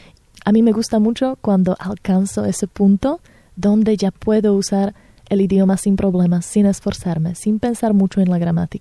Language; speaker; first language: Spanish; non-native, fluent; Slovak